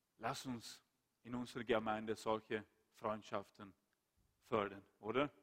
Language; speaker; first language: German; non-native, fluent; Swedish